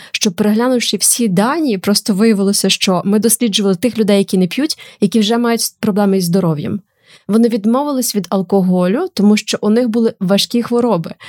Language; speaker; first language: Ukrainian; native; Ukrainian